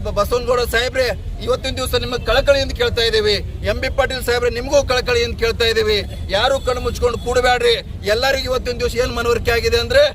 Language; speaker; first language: Kannada; non-native, local second language; Lambadi